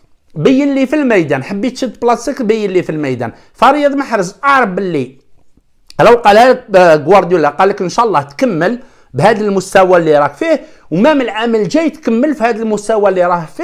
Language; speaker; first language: Arabic; native; Arabic